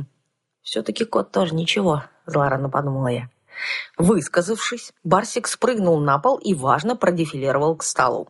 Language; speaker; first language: Russian; native; Russian